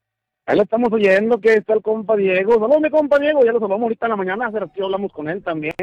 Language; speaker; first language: Spanish; native; Spanish